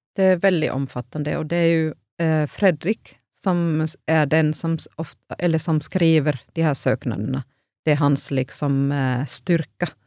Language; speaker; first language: Norwegian; non-native, fluent; Finnish